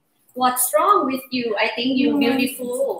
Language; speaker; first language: English; non-native, learner; Thai